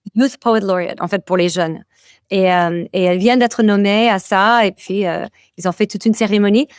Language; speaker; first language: French; non-native, fluent; English